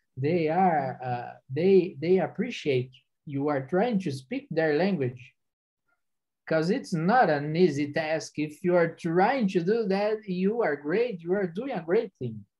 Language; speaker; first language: English; non-native, fluent; Portuguese